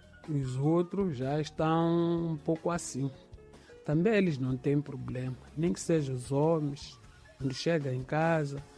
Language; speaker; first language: Portuguese; non-native, local second language; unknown